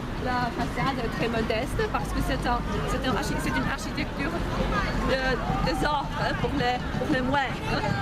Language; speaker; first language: French; non-native, learner; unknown